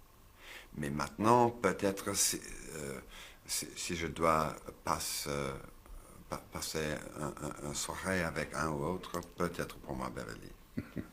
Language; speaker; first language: French; non-native, learner; English